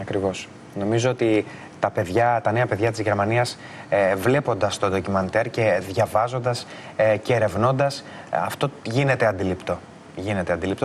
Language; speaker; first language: Greek; native; Greek